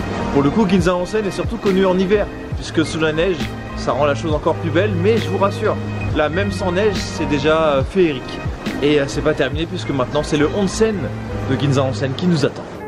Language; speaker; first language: French; native; French